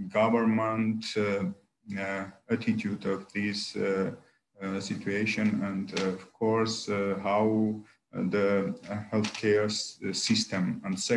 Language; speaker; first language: English; non-native, learner; Armenian